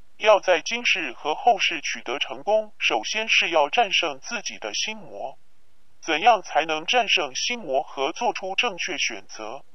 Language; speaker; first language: Chinese; non-native, local second language; Cantonese